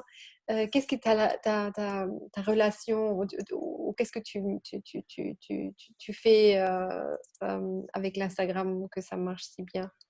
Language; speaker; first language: French; non-native, learner; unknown